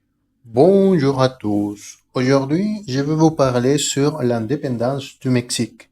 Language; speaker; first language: French; non-native, fluent; Spanish